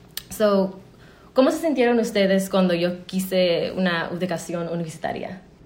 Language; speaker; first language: Spanish; early bilingual, heritage; Spanish